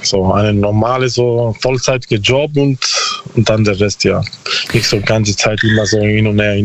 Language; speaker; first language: German; non-native, learner; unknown